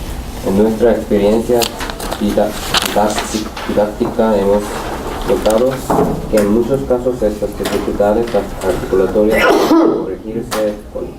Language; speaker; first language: Spanish; non-native, learner; Korean